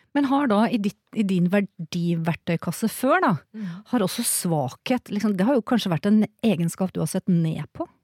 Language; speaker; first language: Norwegian; native; Norwegian